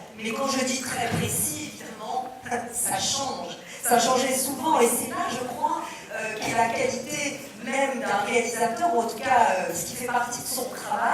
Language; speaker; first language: French; native; French